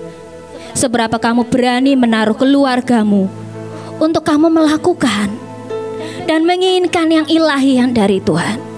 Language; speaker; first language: Indonesian; native; Indonesian